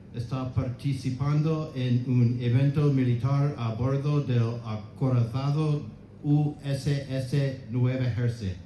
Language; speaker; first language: Spanish; non-native, learner; English